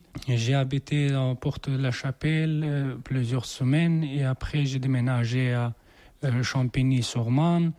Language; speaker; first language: French; non-native, learner; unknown